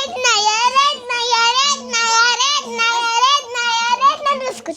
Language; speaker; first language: Arabic; native; Arabic